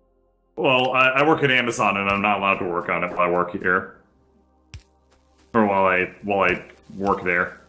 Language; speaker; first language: English; native; English